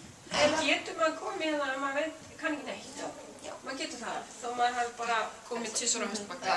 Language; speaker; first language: Icelandic; native; Icelandic